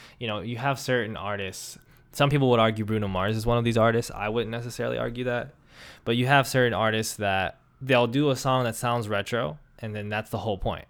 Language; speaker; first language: English; native; English